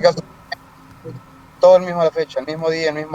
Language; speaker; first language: Spanish; native; Spanish